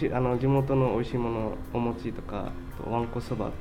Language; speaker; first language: Japanese; non-native, fluent; Bangla